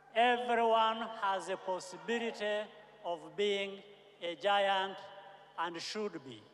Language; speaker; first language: English; non-native, local second language; Kinyarwanda